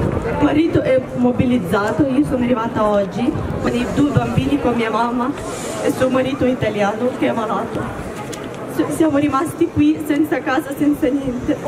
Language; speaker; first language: Italian; non-native, fluent; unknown